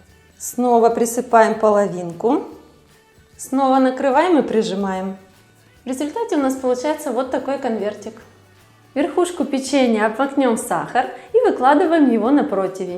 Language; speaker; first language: Russian; native; Russian